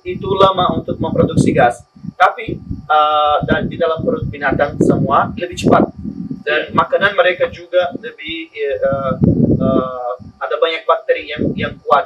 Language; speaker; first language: Indonesian; non-native, learner; Spanish